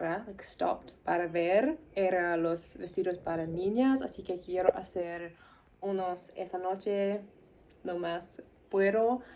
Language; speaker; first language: Spanish; non-native, learner; English